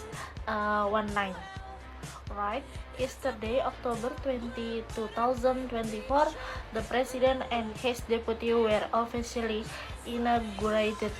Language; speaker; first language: English; non-native, learner; Indonesian